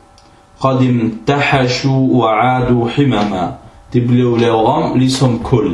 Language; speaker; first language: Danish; early bilingual, other home language; Arabic